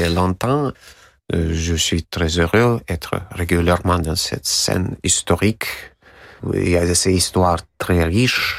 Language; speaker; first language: French; non-native, learner; Russian